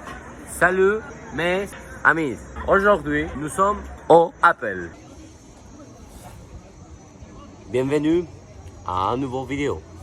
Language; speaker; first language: French; non-native, learner; Spanish